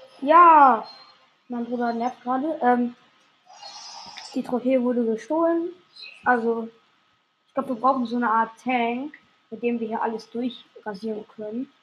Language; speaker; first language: German; native; German